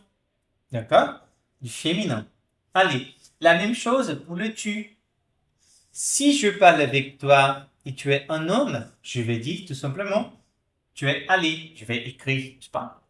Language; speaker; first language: French; non-native, fluent; Portuguese